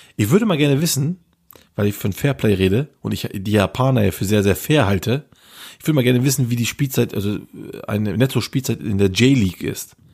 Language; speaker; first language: German; early bilingual, other home language; Turkish